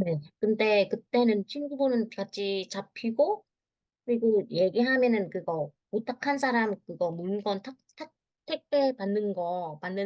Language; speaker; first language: Korean; non-native, fluent; Vietnamese